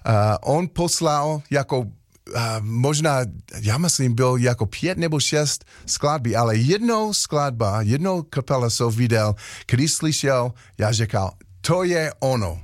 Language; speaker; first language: Czech; non-native, learner; English